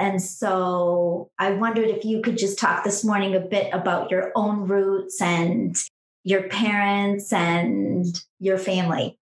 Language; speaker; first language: English; native; English